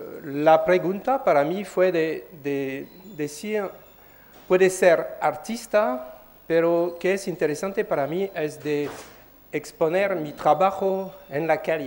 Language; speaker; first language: Spanish; non-native, learner; French